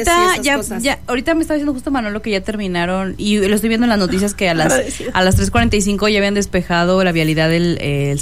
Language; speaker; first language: Spanish; native; Spanish